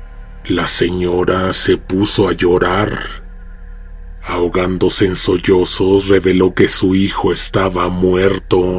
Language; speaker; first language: Spanish; native; Spanish